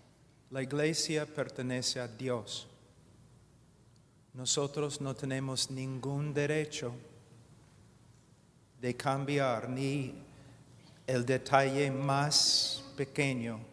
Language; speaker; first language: Spanish; non-native, fluent; English